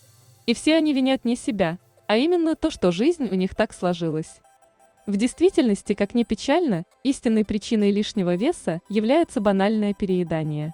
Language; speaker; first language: Russian; native; Russian